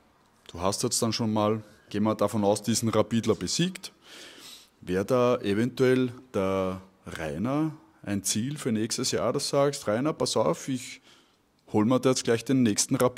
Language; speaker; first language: German; native; German